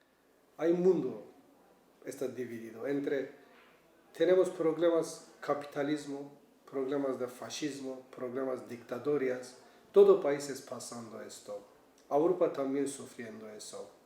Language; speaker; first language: Spanish; non-native, learner; Kurdish